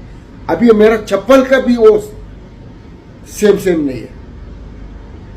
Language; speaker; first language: Hindi; non-native, learner; Arabic